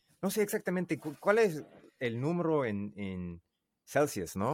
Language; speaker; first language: Spanish; non-native, learner; English